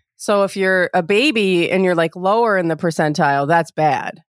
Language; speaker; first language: English; native; English